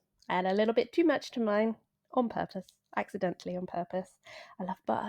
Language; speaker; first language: English; native; English